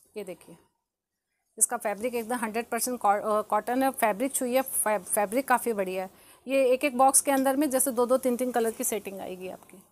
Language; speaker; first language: Hindi; native; Hindi